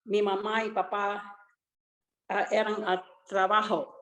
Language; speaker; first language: Spanish; early bilingual, other home language; Italian